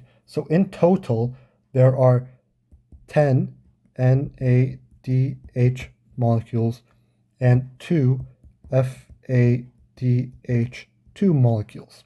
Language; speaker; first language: English; native; English